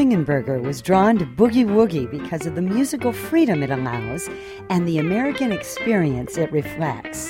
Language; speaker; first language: English; native; English